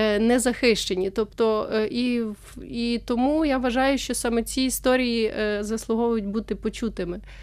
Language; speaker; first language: Ukrainian; native; Ukrainian